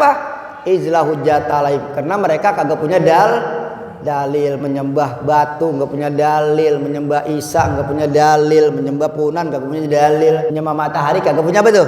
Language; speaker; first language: Malay; native; Malay